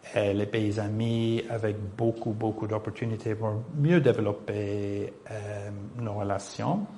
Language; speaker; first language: French; non-native, fluent; English